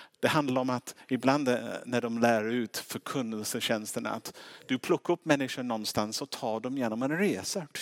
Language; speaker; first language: Swedish; non-native, fluent; English